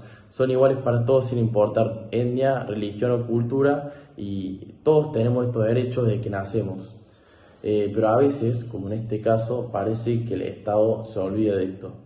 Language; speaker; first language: Spanish; native; Spanish